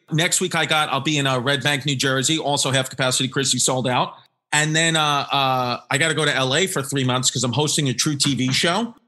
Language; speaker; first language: English; native; English